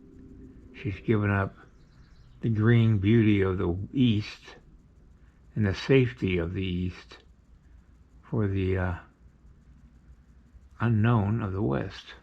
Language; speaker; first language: English; native; English